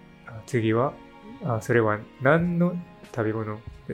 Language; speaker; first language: Japanese; non-native, learner; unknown